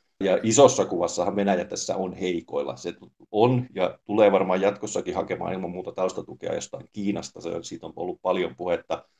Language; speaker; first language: Finnish; native; Finnish